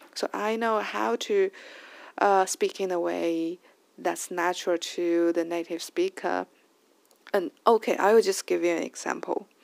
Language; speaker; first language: English; non-native, fluent; Chinese